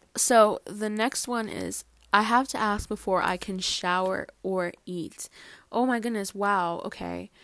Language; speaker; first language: English; early bilingual, other home language; Spanish